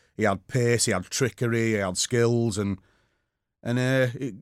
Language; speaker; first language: English; native; English